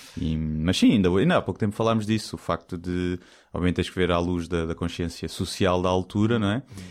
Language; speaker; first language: Portuguese; native; Portuguese